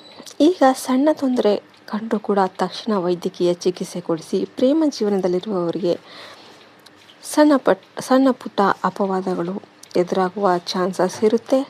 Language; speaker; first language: Kannada; native; Kannada